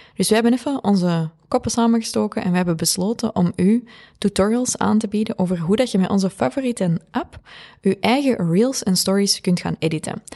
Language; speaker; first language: Dutch; native; Dutch